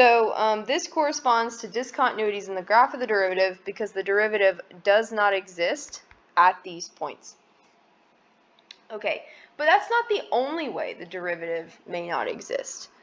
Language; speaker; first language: English; native; English